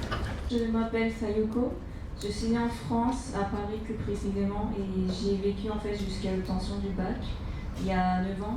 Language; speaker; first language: French; early bilingual, heritage; Japanese